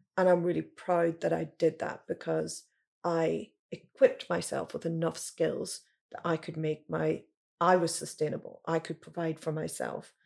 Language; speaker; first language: English; native; English